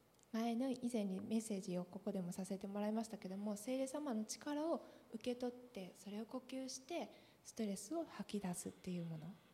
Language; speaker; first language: Japanese; native; Japanese